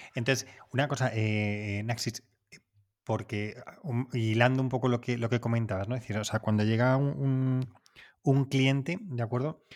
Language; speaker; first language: Spanish; native; Spanish